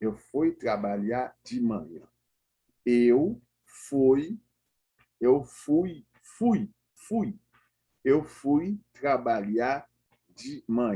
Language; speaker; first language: Portuguese; non-native, learner; Haitian Creole